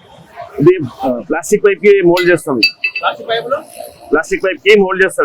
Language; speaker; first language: Telugu; non-native, local second language; Urdu